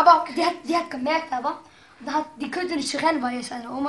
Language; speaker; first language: German; early bilingual, other home language; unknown